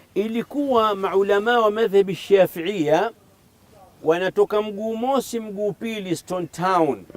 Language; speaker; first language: Swahili; native; Swahili